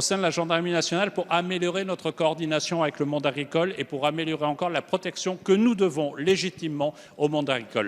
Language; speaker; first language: French; native; French